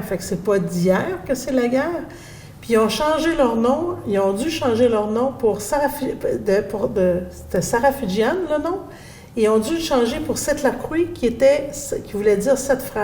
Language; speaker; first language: French; native; French